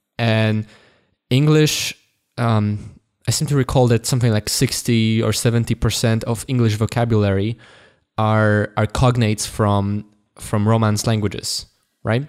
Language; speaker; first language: English; non-native, fluent; Polish